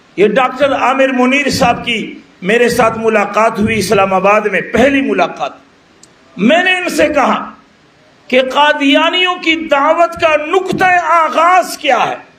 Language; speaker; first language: Urdu; non-native, local second language; Pashto